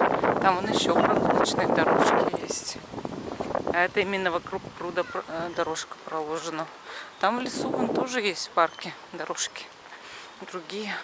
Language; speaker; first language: Russian; native; Russian